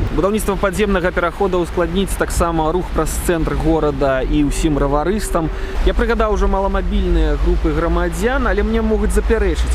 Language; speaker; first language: Belarusian; non-native, local second language; Russian